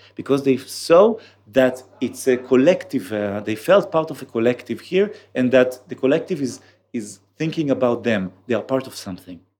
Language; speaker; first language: English; non-native, fluent; Hebrew